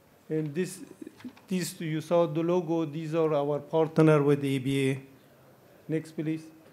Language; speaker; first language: English; non-native, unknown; Persian